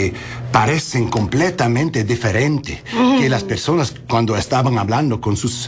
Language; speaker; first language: Spanish; non-native, learner; English